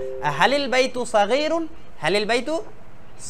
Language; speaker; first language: Arabic; non-native, fluent; Bangla